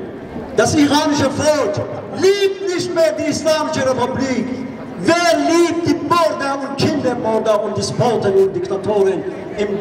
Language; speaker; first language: German; non-native, fluent; Persian